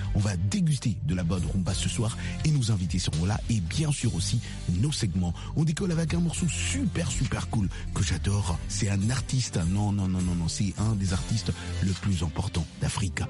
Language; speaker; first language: French; non-native, local second language; Lingala